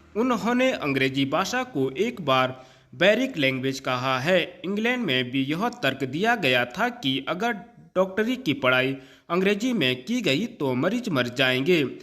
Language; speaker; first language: Hindi; native; Hindi